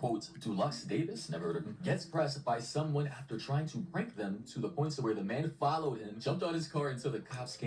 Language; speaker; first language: English; native; English